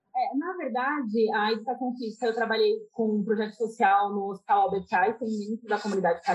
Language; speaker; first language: Portuguese; native; Portuguese